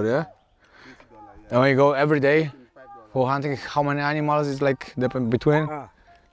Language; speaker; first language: English; non-native, learner; Polish